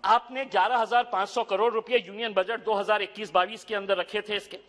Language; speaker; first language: Hindi; non-native, local second language; Urdu